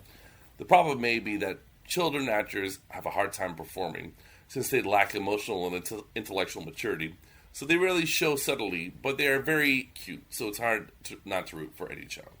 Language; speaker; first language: English; native; English